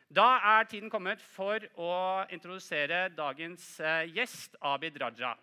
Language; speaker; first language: Norwegian; native; Norwegian